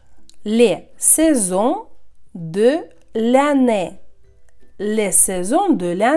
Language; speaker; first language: French; non-native, fluent; Russian